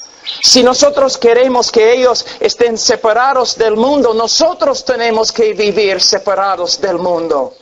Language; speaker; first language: Spanish; non-native, fluent; English